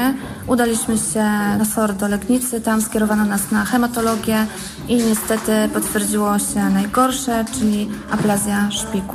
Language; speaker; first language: Polish; native; Polish